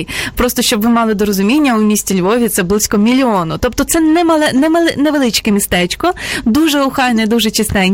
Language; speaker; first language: Ukrainian; native; Ukrainian